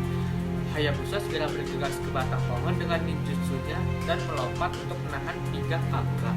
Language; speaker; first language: Indonesian; native; Indonesian